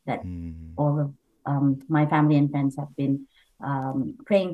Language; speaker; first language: English; non-native, local second language; Bikol